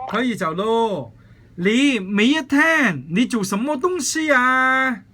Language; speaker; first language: Chinese; non-native, local second language; Cantonese